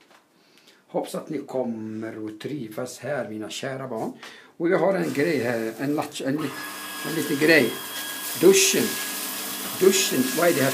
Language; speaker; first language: Swedish; non-native, fluent; Arabic